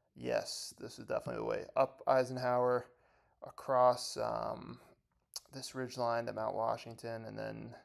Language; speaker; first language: English; native; English